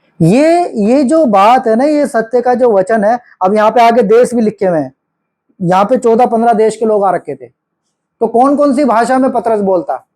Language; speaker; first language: Hindi; native; Hindi